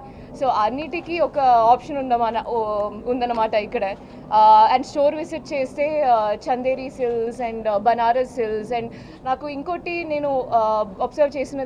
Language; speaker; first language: Telugu; non-native, fluent; Hindi